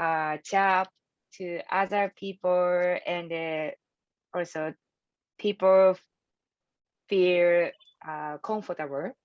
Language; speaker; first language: English; non-native, learner; Japanese